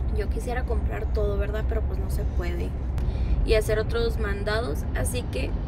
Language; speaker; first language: Spanish; early bilingual, heritage; Spanish